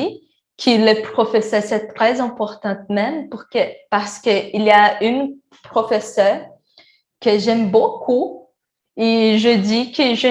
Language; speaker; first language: French; non-native, learner; Portuguese